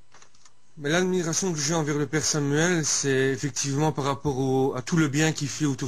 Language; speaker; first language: French; native; French